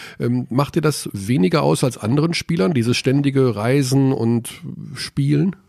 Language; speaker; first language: German; native; German